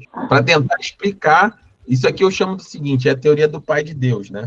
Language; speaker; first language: Portuguese; native; Portuguese